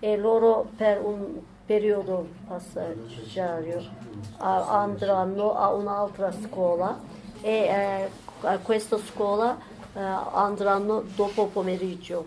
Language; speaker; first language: Italian; non-native, learner; Turkish